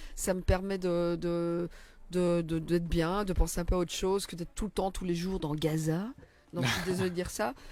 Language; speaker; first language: French; native; French